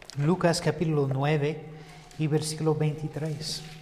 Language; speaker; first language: Spanish; non-native, fluent; English